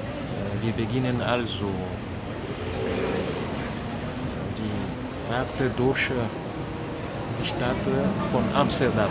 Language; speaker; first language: German; non-native, learner; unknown